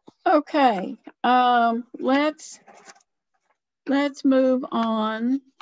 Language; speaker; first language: English; native; English